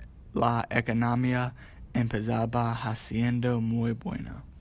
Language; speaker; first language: Spanish; non-native, learner; English